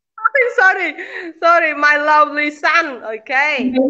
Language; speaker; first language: English; non-native, learner; Khmer